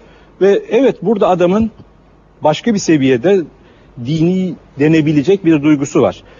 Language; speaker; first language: Turkish; native; Turkish